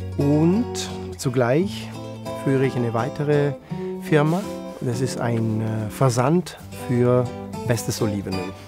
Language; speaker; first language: German; non-native, fluent; Italian